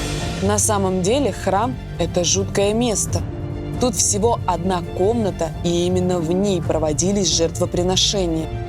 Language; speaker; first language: Russian; native; Russian